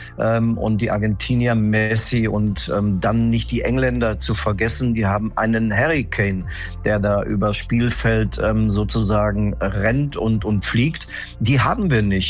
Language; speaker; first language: German; native; German